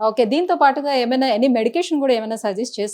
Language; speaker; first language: Telugu; native; Telugu